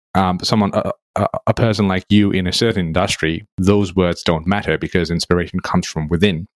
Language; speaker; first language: English; non-native, local second language; Nepali